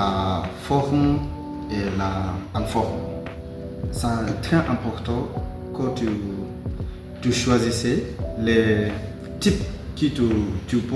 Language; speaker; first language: French; non-native, learner; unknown